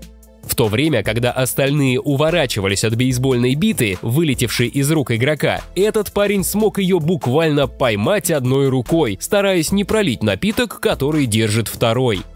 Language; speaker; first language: Russian; native; Russian